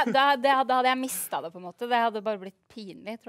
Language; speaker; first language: Norwegian; native; Norwegian